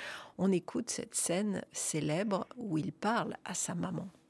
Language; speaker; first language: French; native; French